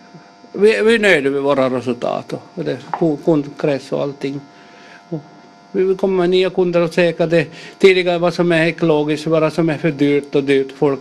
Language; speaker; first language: Swedish; non-native, local second language; Finnish